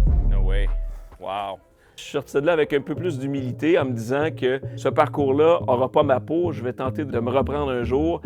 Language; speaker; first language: French; native; French